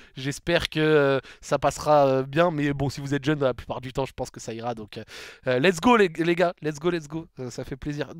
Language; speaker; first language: French; native; French